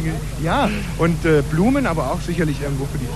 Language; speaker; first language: German; native; German